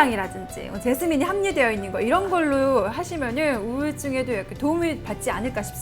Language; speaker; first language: Korean; native; Korean